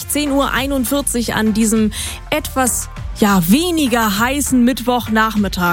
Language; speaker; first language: German; native; German